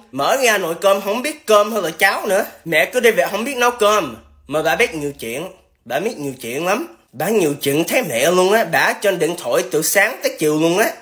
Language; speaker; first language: Vietnamese; early bilingual, heritage; Vietnamese